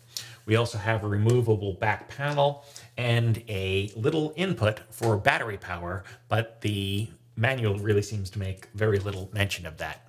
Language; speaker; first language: English; native; English